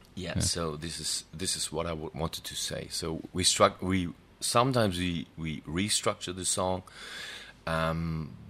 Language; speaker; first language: English; non-native, fluent; German